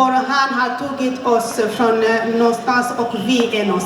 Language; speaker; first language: Swedish; non-native, fluent; Kinyarwanda